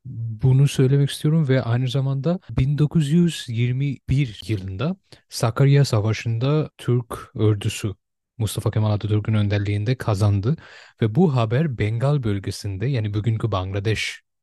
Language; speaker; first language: Turkish; non-native, fluent; Bangla